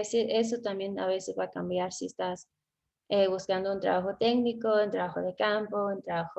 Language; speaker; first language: Spanish; non-native, fluent; English